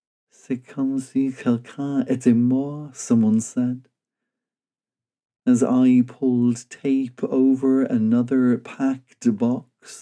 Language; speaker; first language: French; non-native, fluent; English